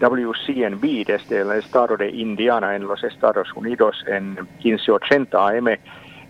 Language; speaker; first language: Spanish; non-native, fluent; Finnish